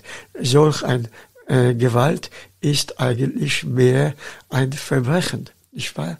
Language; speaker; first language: German; non-native, fluent; Dutch